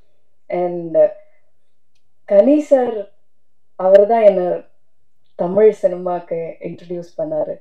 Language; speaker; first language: Tamil; non-native, fluent; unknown